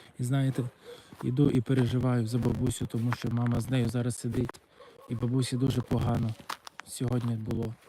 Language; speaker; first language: Ukrainian; non-native, local second language; Russian